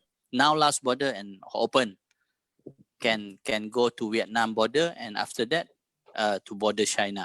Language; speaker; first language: English; non-native, learner; Thai